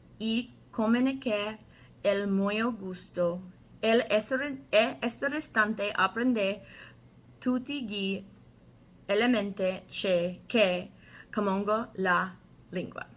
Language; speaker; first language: Italian; non-native, learner; English